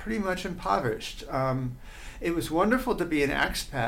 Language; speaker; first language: English; native; English